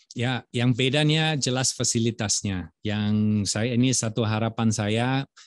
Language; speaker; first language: Indonesian; non-native, fluent; German